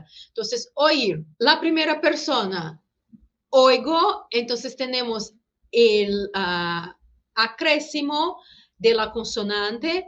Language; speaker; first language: Spanish; non-native, fluent; Portuguese